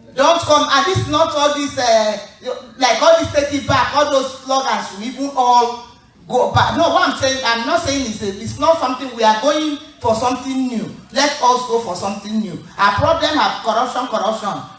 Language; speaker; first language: English; non-native, local second language; Igbo